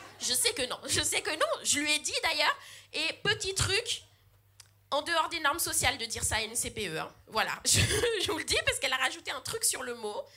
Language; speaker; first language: French; early bilingual, other home language; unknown